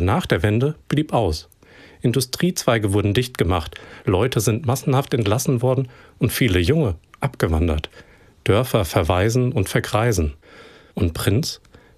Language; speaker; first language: German; native; German